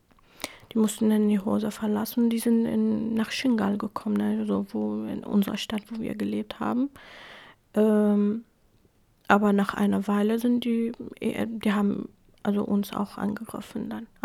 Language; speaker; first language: German; non-native, fluent; Kurdish